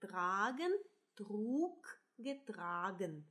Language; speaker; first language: German; non-native, fluent; Russian